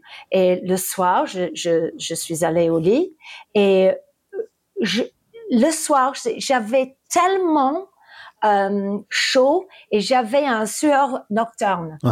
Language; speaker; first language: French; early bilingual, heritage; English